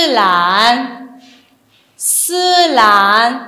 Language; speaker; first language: Chinese; non-native, fluent; French